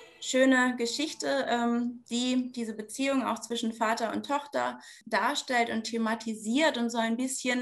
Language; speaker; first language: German; native; German